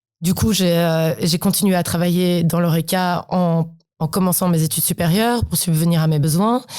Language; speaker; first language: French; early bilingual, other home language; Polish